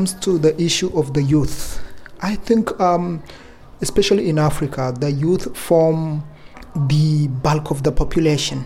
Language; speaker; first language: English; non-native, local second language; Kalenjin